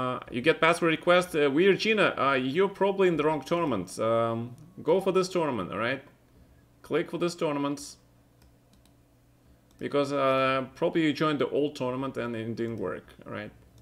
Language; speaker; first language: English; non-native, fluent; Russian